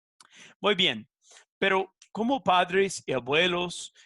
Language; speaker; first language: Spanish; non-native, fluent; English